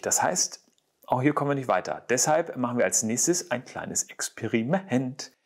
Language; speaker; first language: German; native; German